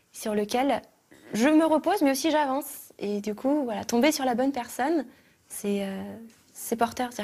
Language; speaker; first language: French; early bilingual, other home language; Russian